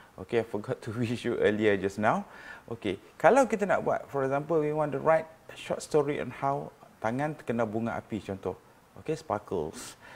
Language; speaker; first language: English; non-native, local second language; Malay